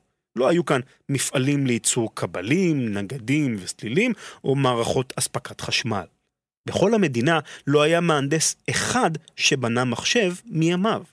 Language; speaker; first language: Hebrew; native; Hebrew